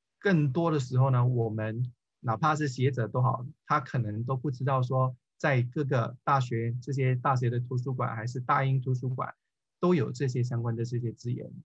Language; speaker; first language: Chinese; native; Chinese